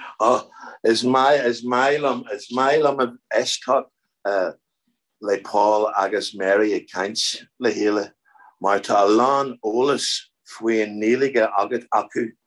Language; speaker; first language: Irish; non-native, local second language; English